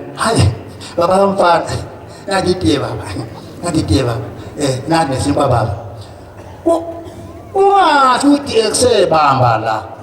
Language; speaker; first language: Zulu; native; Zulu